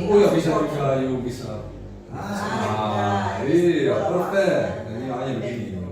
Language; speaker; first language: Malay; non-native, fluent; Dutch